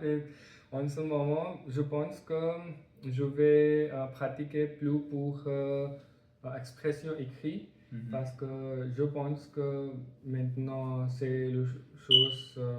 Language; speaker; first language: French; non-native, learner; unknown